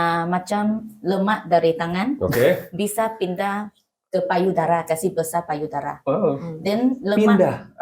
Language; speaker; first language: Indonesian; non-native, learner; Malay